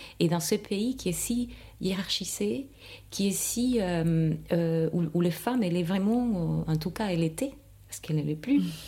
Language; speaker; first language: French; non-native, fluent; Spanish